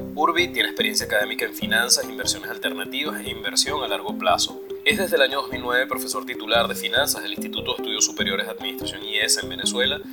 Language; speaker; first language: Spanish; native; Spanish